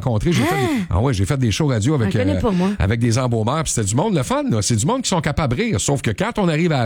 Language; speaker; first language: French; native; French